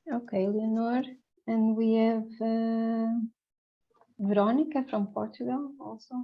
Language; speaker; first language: English; non-native, fluent; Portuguese